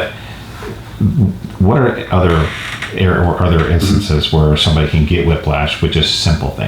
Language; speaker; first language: English; native; English